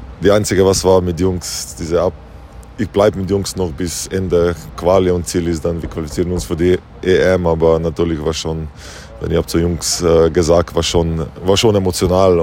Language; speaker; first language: German; non-native, learner; Slovenian